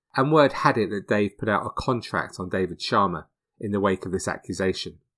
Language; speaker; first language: English; native; English